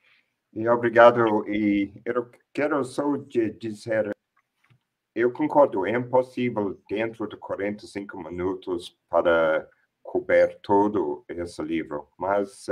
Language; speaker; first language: Portuguese; non-native, fluent; English